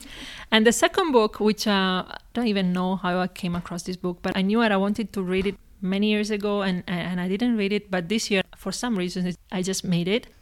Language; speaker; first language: English; non-native, fluent; Italian